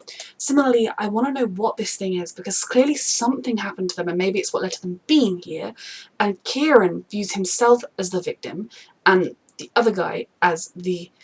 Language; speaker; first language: English; native; English